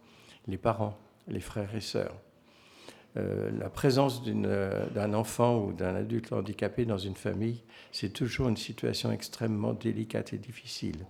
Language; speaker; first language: French; native; French